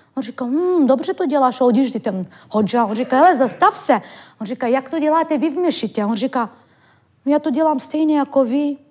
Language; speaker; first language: Czech; non-native, fluent; Turkish